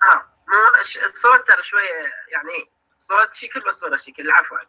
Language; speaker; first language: Arabic; native; Arabic